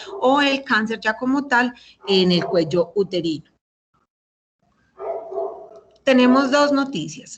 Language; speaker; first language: Spanish; native; Spanish